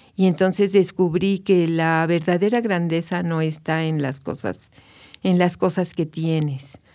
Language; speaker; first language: Spanish; native; Spanish